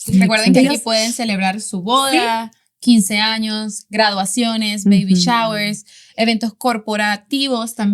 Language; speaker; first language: Spanish; native; Spanish